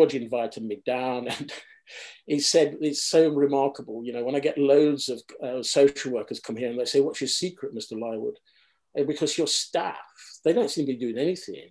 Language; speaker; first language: English; native; English